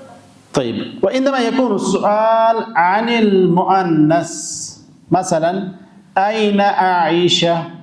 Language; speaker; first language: Arabic; non-native, local second language; Urdu